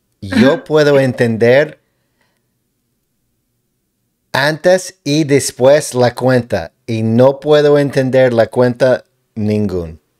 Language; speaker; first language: Spanish; non-native, learner; English